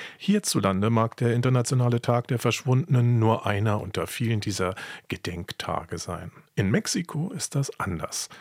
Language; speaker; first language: German; native; German